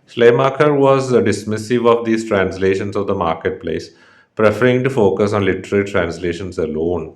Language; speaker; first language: English; non-native, local second language; Malayalam